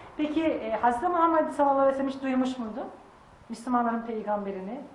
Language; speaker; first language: Turkish; native; Turkish